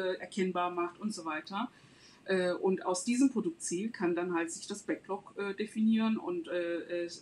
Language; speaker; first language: German; non-native, fluent; Turkish